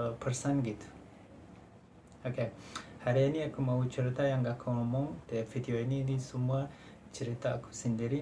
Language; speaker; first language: Indonesian; non-native, fluent; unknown